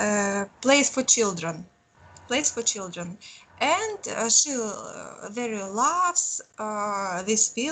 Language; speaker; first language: English; non-native, learner; Russian